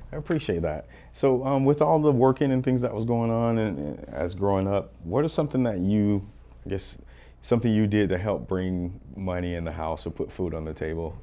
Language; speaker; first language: English; native; English